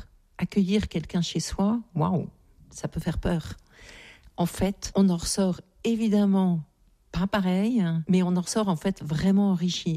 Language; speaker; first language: French; native; French